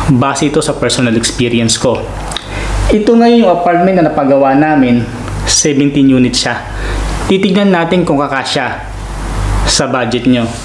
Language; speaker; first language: Filipino; non-native, local second language; Waray